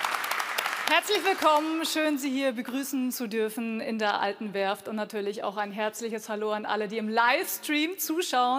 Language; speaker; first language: German; native; German